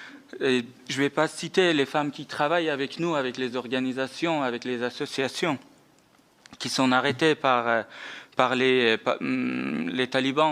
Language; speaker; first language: French; non-native, fluent; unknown